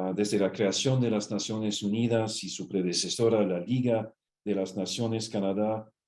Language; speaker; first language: Spanish; non-native, fluent; English